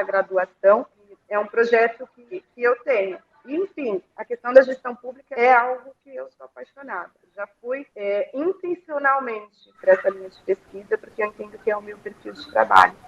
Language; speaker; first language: Portuguese; native; Portuguese